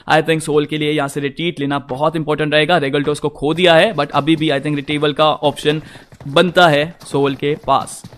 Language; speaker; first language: Hindi; native; Hindi